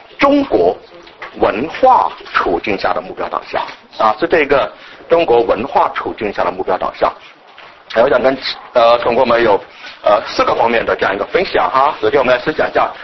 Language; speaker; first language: Chinese; native; Chinese